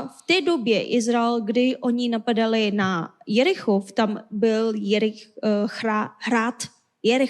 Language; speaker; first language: Czech; non-native, fluent; Korean